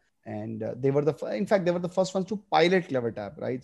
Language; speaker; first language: English; non-native, local second language; Gujarati